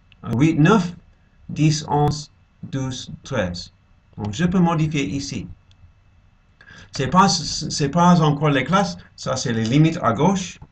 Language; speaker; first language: French; non-native, fluent; English